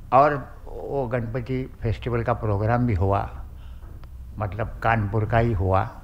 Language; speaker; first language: Hindi; non-native, local second language; Marathi